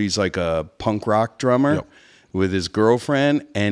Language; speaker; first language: English; native; English